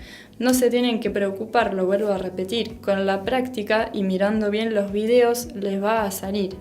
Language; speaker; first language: Spanish; non-native, fluent; French